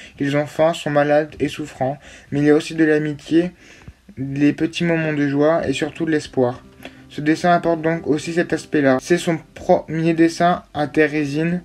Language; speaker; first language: French; native; French